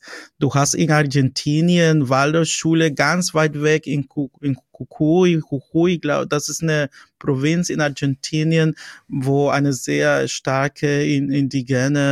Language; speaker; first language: German; non-native, fluent; Spanish